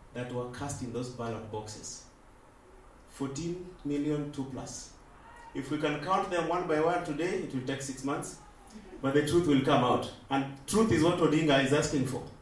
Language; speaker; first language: English; non-native, local second language; Luo (Kenya and Tanzania)